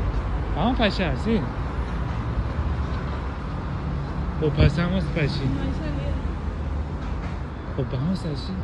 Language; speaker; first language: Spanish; non-native, learner; Persian